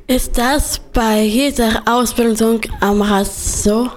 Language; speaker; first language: German; non-native, learner; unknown